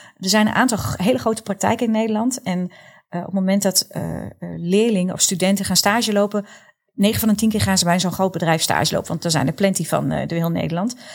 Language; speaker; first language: Dutch; native; Dutch